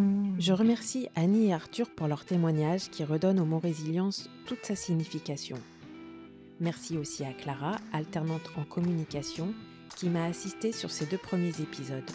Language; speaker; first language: French; native; French